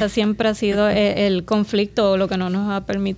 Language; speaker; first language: Spanish; native; Spanish